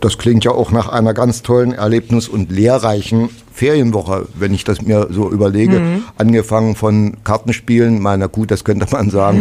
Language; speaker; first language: German; native; German